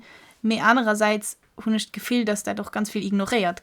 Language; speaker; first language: German; non-native, local second language; Luxembourgish